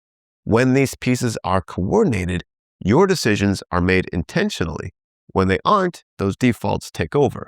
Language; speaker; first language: English; native; English